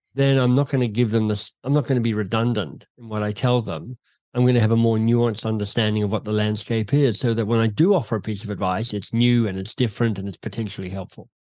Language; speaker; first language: English; native; English